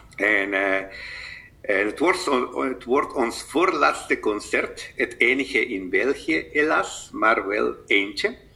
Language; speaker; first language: Dutch; non-native, fluent; Spanish